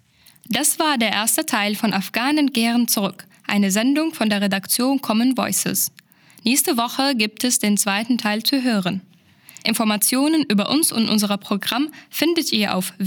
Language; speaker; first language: German; native; German